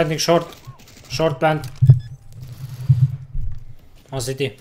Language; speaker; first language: English; non-native, learner; Hungarian